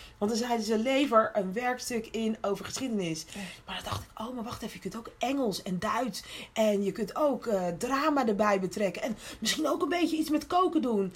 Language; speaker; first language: Dutch; early bilingual, other home language; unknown